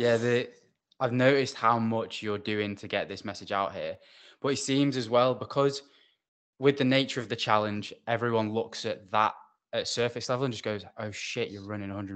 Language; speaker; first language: English; native; English